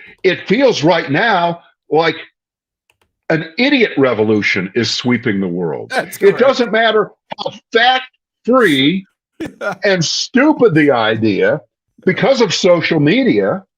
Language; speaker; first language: English; native; English